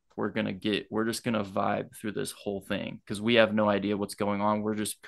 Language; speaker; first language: English; native; English